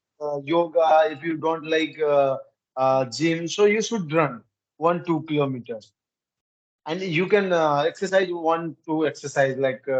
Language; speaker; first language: English; non-native, learner; Hindi